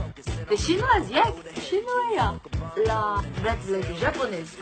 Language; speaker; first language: French; non-native, fluent; Korean